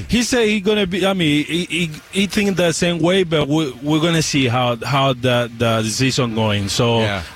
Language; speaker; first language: English; non-native, learner; Spanish